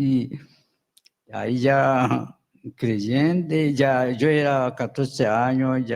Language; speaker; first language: Spanish; non-native, local second language; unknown